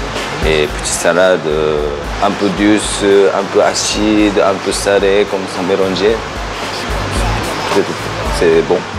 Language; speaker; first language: French; non-native, learner; Japanese